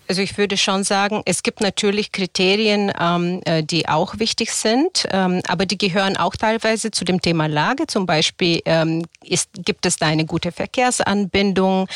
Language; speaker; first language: German; non-native, fluent; Bulgarian